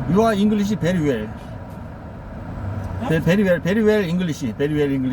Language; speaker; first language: English; non-native, learner; Korean